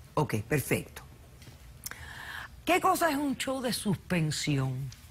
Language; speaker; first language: Spanish; native; Spanish